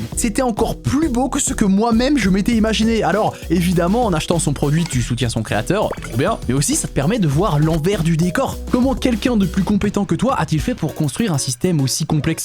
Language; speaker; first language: French; native; French